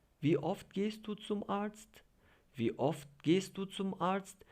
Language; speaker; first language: German; non-native, fluent; Turkish